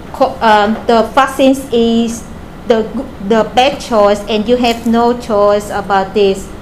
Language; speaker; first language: English; non-native, learner; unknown